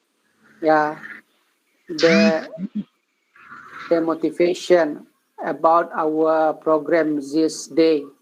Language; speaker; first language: English; non-native, learner; Indonesian